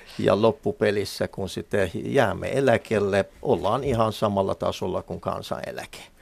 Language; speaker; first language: Finnish; non-native, fluent; Persian